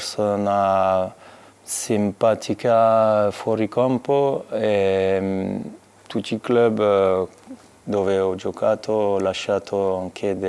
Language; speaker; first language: Italian; non-native, fluent; French